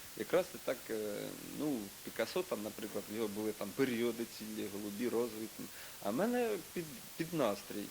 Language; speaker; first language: Ukrainian; native; Ukrainian